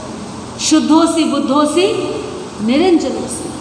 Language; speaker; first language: Hindi; native; Hindi